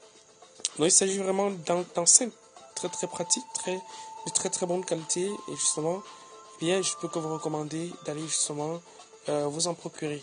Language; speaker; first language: French; native; French